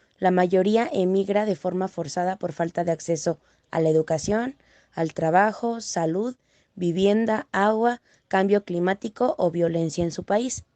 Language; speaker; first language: Spanish; native; Spanish